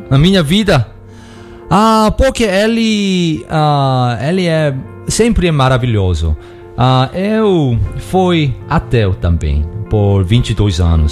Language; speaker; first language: Portuguese; non-native, learner; Korean